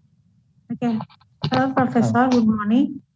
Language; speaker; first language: English; non-native, fluent; Indonesian